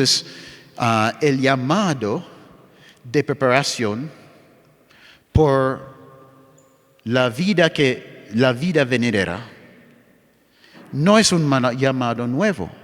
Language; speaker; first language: Spanish; non-native, fluent; English